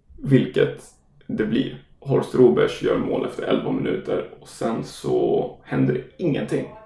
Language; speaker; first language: Swedish; non-native, fluent; German